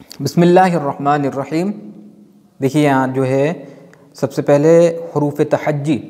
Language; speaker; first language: Urdu; native; Urdu